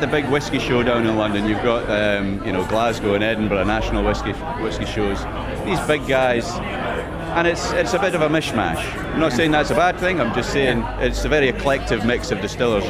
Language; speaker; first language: English; native; English